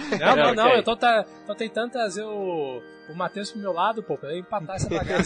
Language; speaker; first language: Portuguese; native; Portuguese